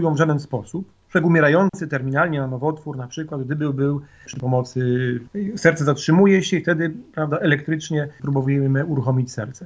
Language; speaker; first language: Polish; native; Polish